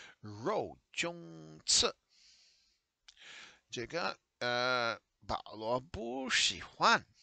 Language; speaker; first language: Chinese; non-native, learner; English